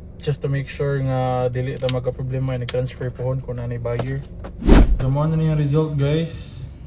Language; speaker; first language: Cebuano; native; Cebuano